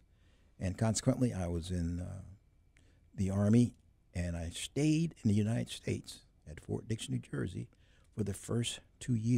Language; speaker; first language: English; native; English